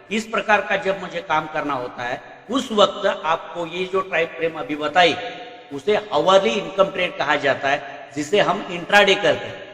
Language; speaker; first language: Hindi; non-native, local second language; Marathi